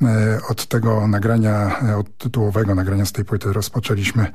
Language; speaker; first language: Polish; native; Polish